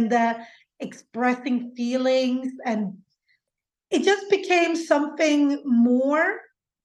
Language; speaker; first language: English; non-native, fluent; Swedish